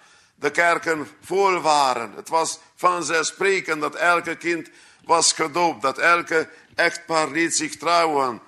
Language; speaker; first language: Dutch; non-native, fluent; Hungarian